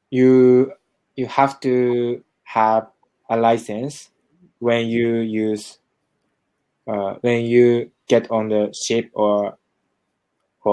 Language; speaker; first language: English; non-native, learner; Japanese